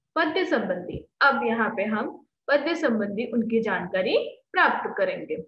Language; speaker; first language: Hindi; non-native, local second language; Marathi